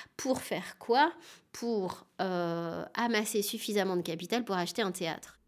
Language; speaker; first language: French; native; French